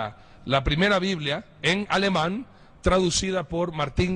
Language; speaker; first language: Spanish; native; Spanish